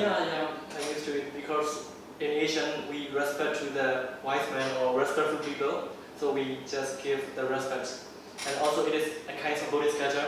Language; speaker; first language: English; non-native, learner; Burmese